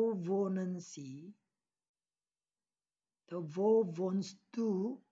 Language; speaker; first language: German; non-native, learner; Indonesian